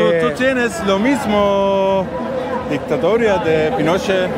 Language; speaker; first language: Spanish; non-native, learner; Turkish